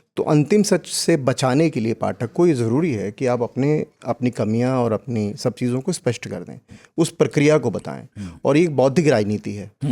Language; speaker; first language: Hindi; native; Hindi